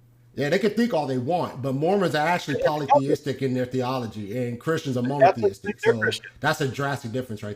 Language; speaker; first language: English; native; English